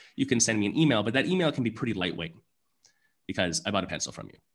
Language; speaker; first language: English; native; English